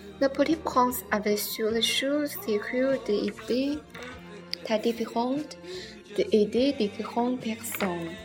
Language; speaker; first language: French; non-native, learner; Chinese